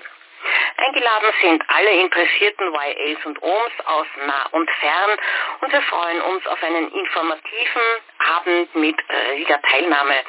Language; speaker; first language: German; native; German